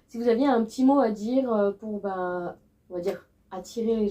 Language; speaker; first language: French; native; French